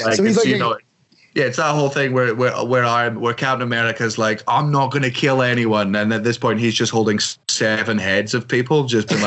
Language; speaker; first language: English; native; English